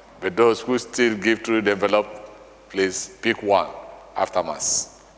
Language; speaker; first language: English; non-native, local second language; Igbo